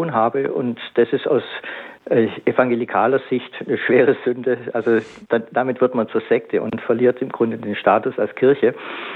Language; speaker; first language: German; native; German